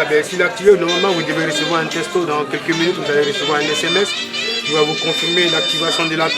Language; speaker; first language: French; native; French